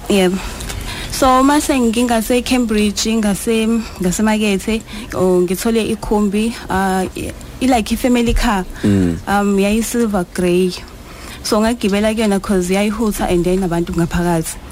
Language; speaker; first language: Zulu; native; Zulu